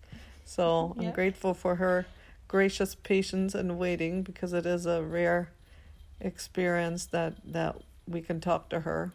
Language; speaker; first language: English; non-native, fluent; German